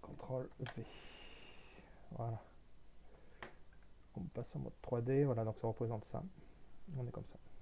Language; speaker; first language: French; native; French